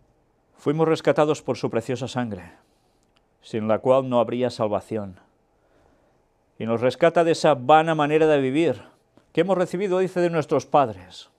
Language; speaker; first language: Spanish; native; Spanish